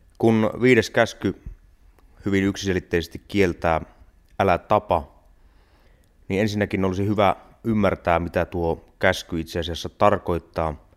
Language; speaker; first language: Finnish; native; Finnish